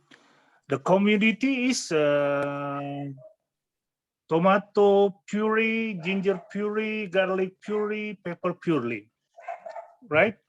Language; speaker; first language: English; non-native, fluent; Indonesian